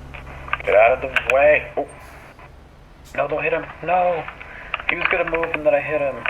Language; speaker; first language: English; native; English